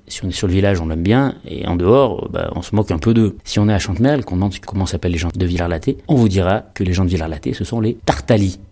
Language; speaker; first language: French; native; French